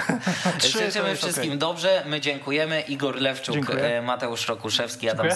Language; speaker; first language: Polish; native; Polish